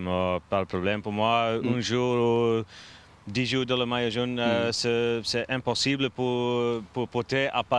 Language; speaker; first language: French; non-native, learner; Norwegian